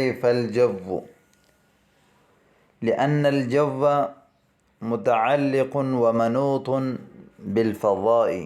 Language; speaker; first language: Arabic; non-native, fluent; Urdu